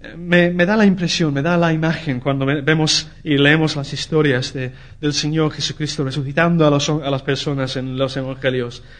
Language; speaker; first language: Spanish; non-native, fluent; English